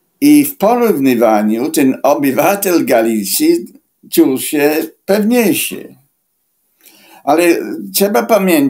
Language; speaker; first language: Polish; non-native, fluent; English